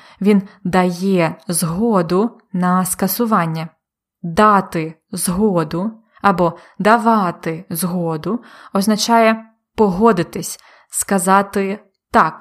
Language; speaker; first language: Ukrainian; native; Ukrainian